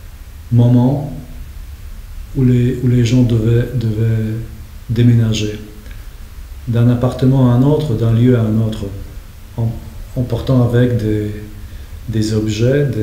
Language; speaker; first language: French; non-native, fluent; Polish